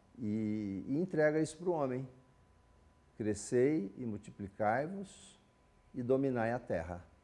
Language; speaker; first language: Portuguese; native; Portuguese